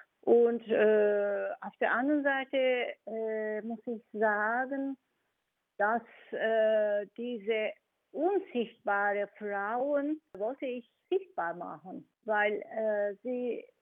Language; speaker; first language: German; non-native, fluent; Turkish